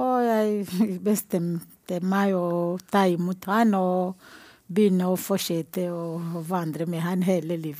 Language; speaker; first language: Norwegian; non-native, learner; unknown